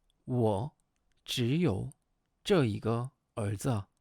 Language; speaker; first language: Chinese; non-native, fluent; Korean